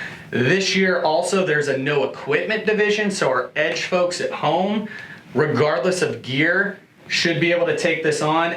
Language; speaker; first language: English; native; English